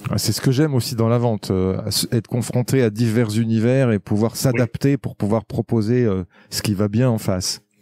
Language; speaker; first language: French; native; French